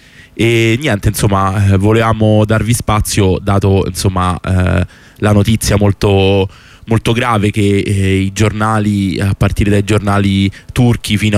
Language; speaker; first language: Italian; native; Italian